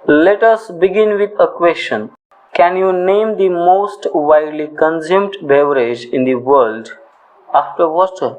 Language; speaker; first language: English; non-native, local second language; Marathi